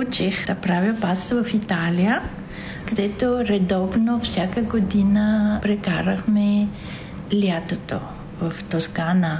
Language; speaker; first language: Bulgarian; non-native, fluent; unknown